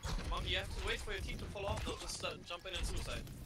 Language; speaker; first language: English; non-native, fluent; German